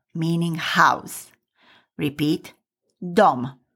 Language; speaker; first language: English; non-native, fluent; Slovak